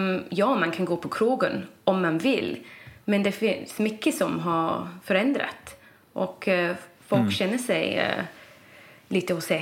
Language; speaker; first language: Swedish; non-native, fluent; English